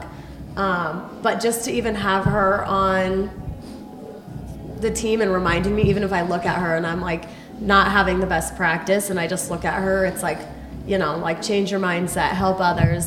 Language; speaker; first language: English; native; English